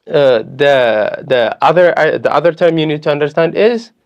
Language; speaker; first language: English; non-native, local second language; Amharic